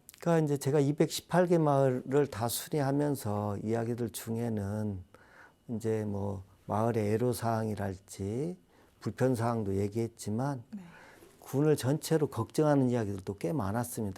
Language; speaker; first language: Korean; native; Korean